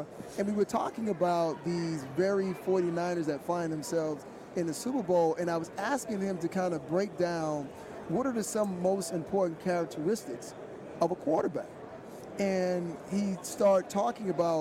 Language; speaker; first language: English; native; English